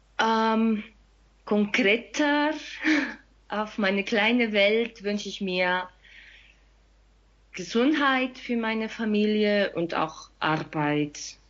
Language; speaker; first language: German; non-native, fluent; Spanish